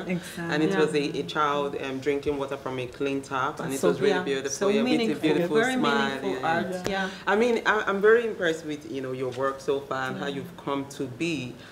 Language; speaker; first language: English; non-native, local second language; Igbo